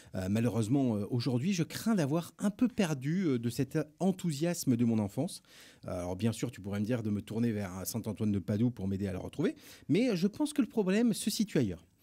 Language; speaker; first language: French; native; French